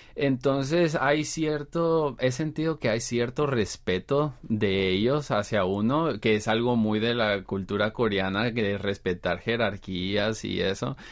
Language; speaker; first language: Spanish; native; Spanish